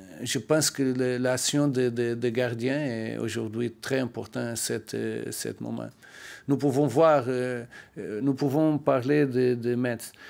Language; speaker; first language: French; non-native, learner; Portuguese